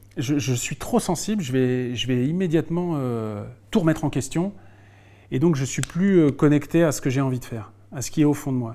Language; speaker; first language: French; native; French